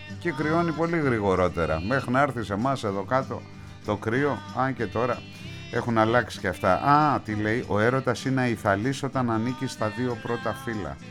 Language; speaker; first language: Greek; native; Greek